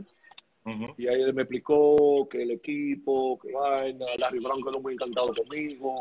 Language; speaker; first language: Spanish; native; Spanish